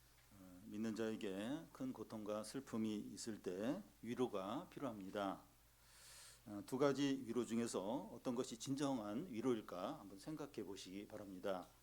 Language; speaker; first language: Korean; native; Korean